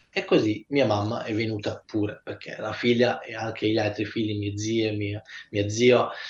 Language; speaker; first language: Italian; early bilingual, heritage; Italian